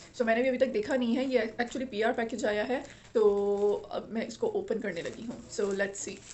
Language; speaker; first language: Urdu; native; Urdu